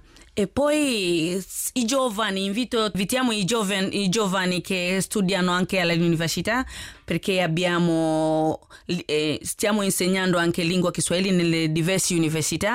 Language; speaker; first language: Italian; non-native, learner; Swahili